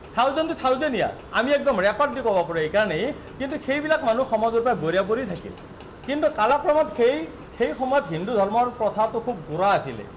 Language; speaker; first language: Assamese; native; Assamese